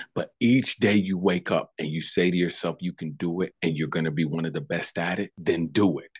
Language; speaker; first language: English; native; English